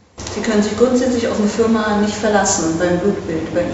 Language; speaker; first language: German; native; German